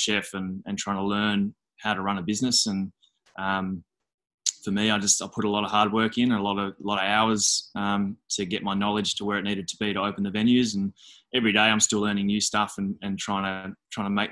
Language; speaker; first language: English; native; English